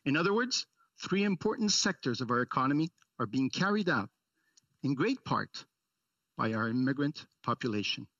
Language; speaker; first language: English; early bilingual, other home language; Italian